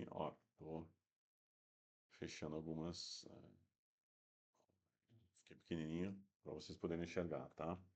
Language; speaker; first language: Portuguese; native; Portuguese